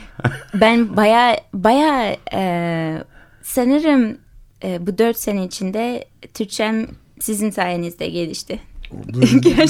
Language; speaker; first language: Turkish; early bilingual, heritage; English